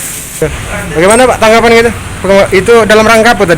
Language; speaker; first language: Indonesian; native; Indonesian